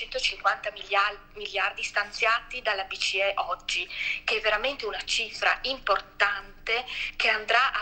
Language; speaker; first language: Italian; native; Italian